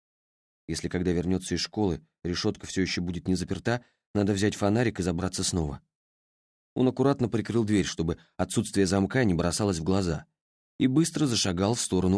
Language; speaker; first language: Russian; native; Russian